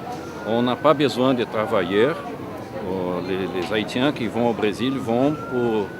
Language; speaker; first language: French; non-native, fluent; Portuguese